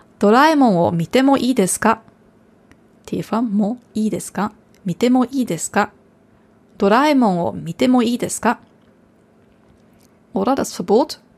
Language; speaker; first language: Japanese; non-native, fluent; German